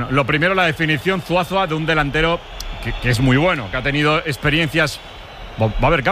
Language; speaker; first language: Spanish; native; Spanish